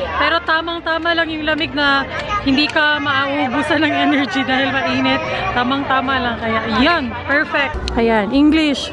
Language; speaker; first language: Filipino; non-native, local second language; Cebuano